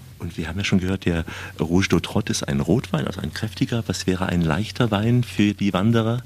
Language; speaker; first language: German; native; German